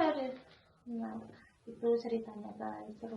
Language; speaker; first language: Indonesian; non-native, local second language; Javanese